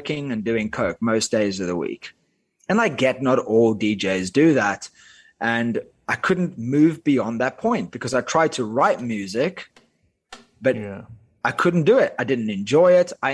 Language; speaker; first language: English; non-native, local second language; Afrikaans